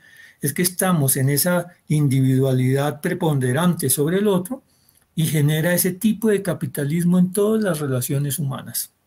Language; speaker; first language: Spanish; native; Spanish